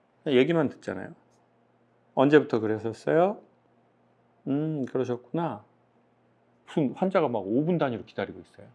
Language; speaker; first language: Korean; native; Korean